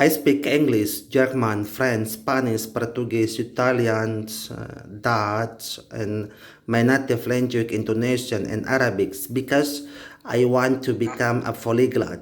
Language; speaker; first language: English; non-native, learner; Indonesian